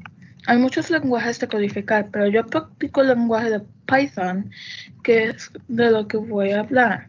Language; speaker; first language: Spanish; early bilingual, heritage; Spanish